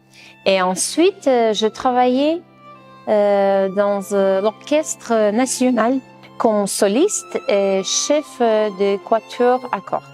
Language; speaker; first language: French; non-native, fluent; Russian